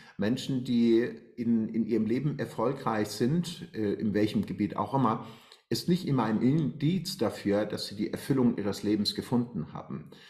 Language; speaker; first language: German; non-native, fluent; Persian